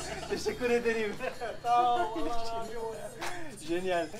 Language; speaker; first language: Turkish; non-native, learner; French